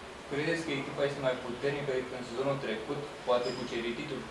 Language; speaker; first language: Romanian; native; Romanian